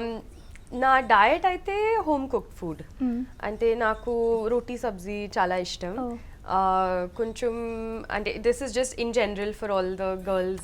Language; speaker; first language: Telugu; non-native, local second language; Hindi